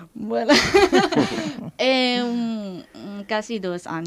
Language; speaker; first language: Spanish; non-native, learner; Thai